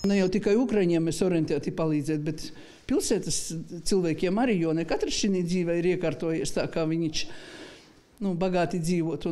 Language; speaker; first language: Latvian; non-native, local second language; Russian